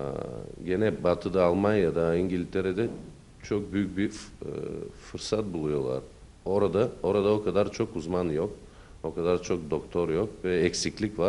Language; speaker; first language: Turkish; early bilingual, heritage; Turkish